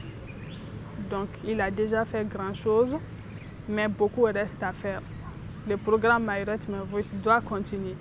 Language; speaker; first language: French; non-native, local second language; Bambara